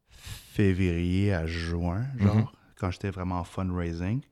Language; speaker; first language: French; early bilingual, other home language; Arabic